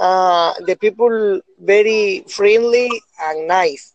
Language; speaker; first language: English; non-native, learner; Spanish